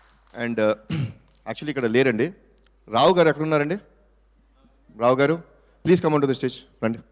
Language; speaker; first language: Telugu; native; Telugu